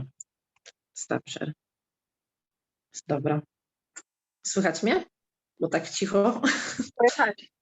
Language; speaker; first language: Polish; native; Polish